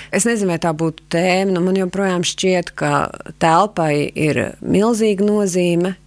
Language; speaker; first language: Latvian; native; Latvian